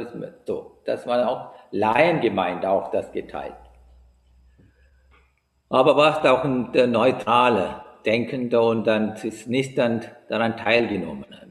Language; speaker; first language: German; non-native, learner; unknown